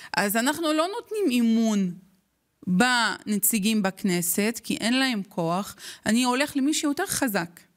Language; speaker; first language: Hebrew; non-native, local second language; Arabic